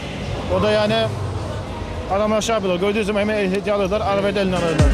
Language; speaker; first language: Turkish; early bilingual, heritage; Turkish